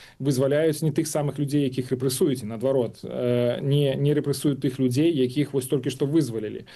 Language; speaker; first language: Belarusian; non-native, local second language; Russian